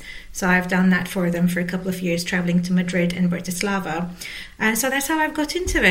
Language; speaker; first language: English; non-native, fluent; Turkish